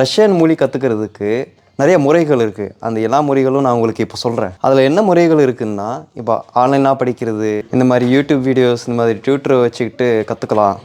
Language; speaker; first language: Tamil; non-native, fluent; Russian